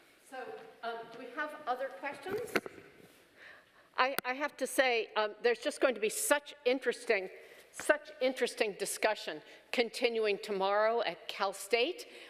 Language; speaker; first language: English; native; English